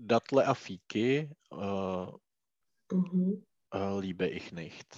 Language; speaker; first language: German; non-native, learner; Czech